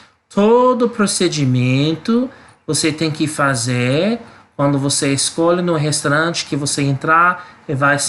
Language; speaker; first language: Portuguese; non-native, learner; English